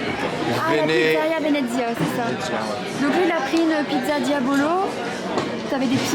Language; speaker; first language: French; native; French